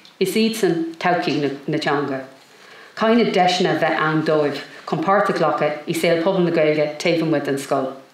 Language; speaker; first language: Irish; non-native, local second language; English